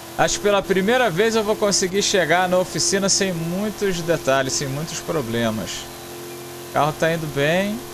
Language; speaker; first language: Portuguese; native; Portuguese